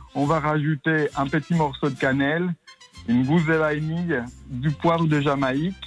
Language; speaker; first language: French; non-native, fluent; Spanish